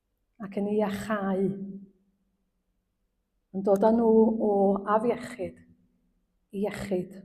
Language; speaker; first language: Welsh; native; Welsh